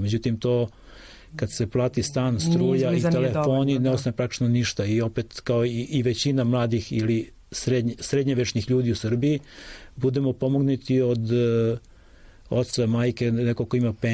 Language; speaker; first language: Serbian; native; Serbian